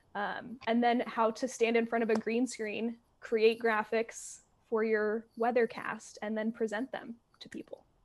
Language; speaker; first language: English; native; English